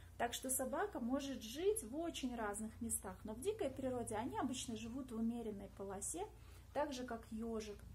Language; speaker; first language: Russian; native; Russian